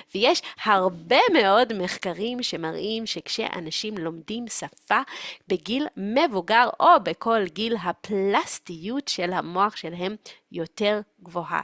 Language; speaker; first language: Hebrew; native; Hebrew